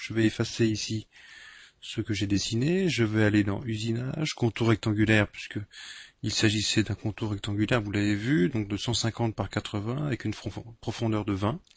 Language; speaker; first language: French; native; French